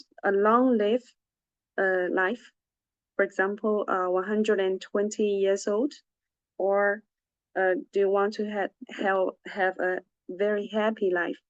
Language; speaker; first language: English; non-native, fluent; Chinese